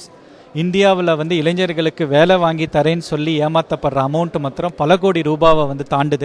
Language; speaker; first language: Tamil; native; Tamil